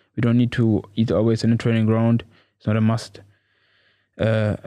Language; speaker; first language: English; non-native, learner; German